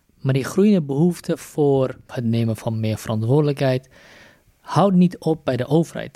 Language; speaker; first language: Dutch; native; Dutch